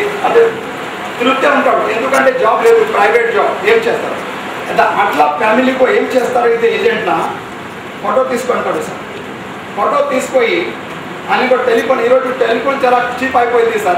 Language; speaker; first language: Telugu; non-native, local second language; Hindi